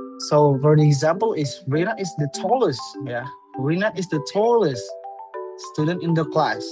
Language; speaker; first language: English; non-native, learner; Indonesian